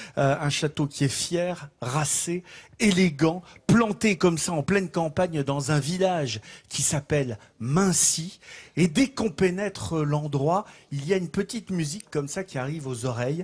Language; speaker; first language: French; native; French